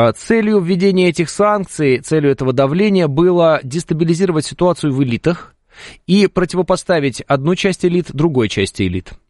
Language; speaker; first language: Russian; native; Russian